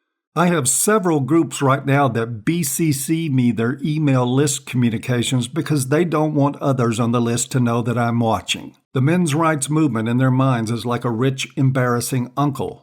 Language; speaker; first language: English; native; English